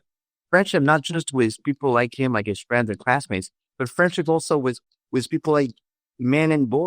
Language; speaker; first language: English; non-native, fluent; French